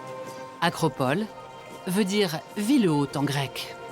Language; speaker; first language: French; native; French